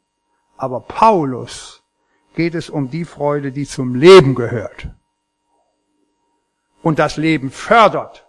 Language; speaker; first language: German; native; German